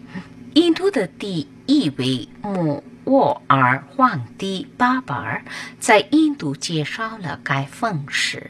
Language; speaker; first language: Chinese; non-native, fluent; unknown